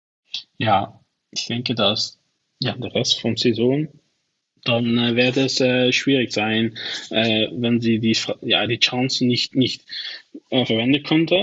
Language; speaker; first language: German; non-native, learner; Dutch